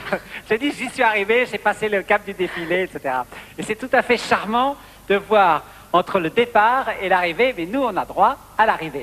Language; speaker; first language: French; native; French